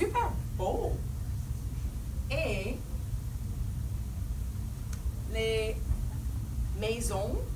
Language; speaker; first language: French; non-native, fluent; English